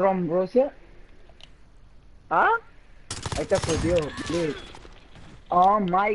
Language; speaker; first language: English; non-native, local second language; Arabic